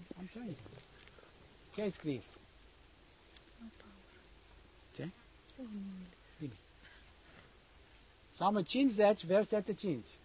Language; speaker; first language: Romanian; non-native, learner; English